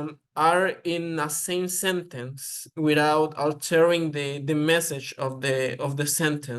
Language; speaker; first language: English; non-native, learner; Spanish